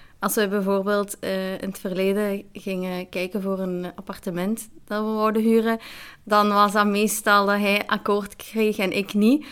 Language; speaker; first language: Dutch; early bilingual, other home language; Arabic